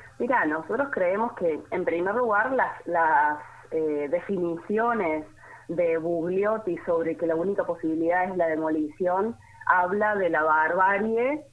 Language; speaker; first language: Spanish; native; Spanish